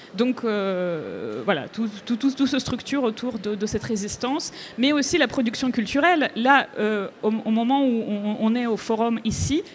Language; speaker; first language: French; non-native, fluent; Ukrainian